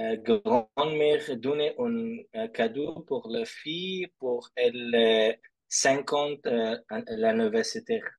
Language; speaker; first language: French; non-native, learner; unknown